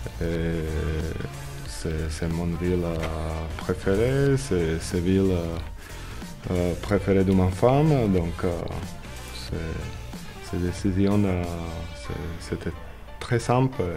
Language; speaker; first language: French; non-native, learner; Slovak